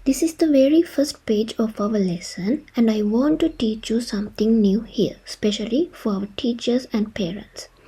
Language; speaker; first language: English; non-native, local second language; Sinhala